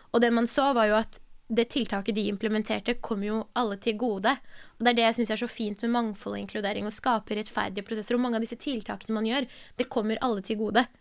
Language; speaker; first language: Norwegian; early bilingual, other home language; Persian